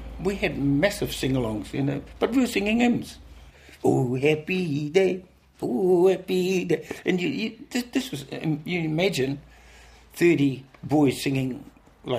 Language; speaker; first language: English; native; English